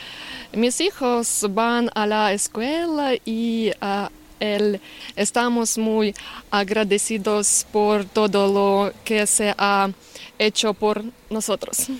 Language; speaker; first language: Spanish; non-native, learner; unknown